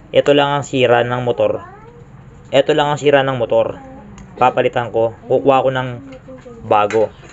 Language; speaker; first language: Filipino; non-native, local second language; Pampanga